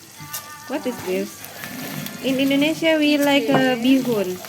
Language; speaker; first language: English; non-native, fluent; Indonesian